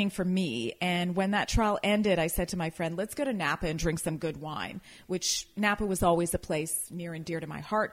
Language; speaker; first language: English; native; English